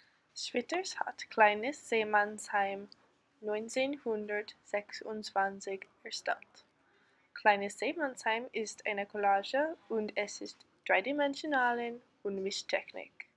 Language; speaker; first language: German; non-native, learner; English